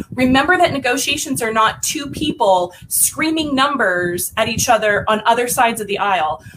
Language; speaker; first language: English; native; English